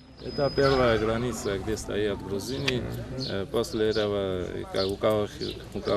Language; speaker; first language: Russian; non-native, fluent; Georgian